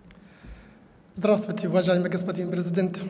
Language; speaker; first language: Russian; non-native, fluent; Arabic